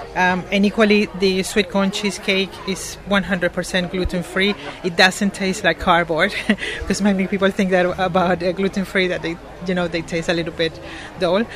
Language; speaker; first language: English; non-native, fluent; Spanish